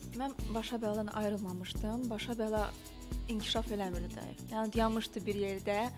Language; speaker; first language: Azerbaijani; non-native, local second language; Russian